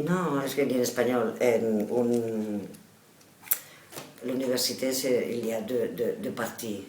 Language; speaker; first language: French; non-native, learner; Catalan